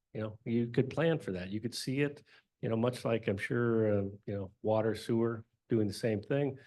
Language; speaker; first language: English; native; English